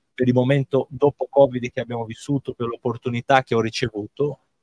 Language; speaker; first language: Italian; non-native, fluent; Portuguese